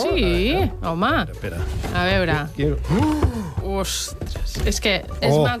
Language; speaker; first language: Catalan; native; Catalan